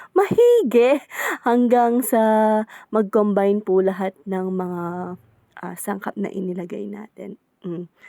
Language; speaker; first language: Filipino; native; Filipino